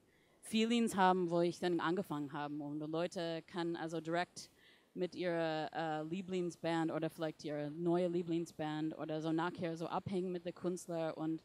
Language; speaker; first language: German; non-native, fluent; English